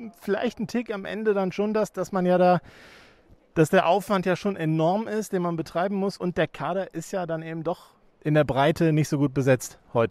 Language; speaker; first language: German; native; German